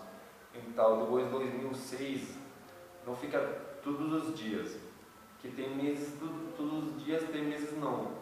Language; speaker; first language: Portuguese; non-native, learner; Arabic